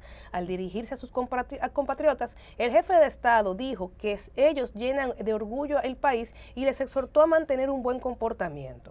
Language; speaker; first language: Spanish; native; Spanish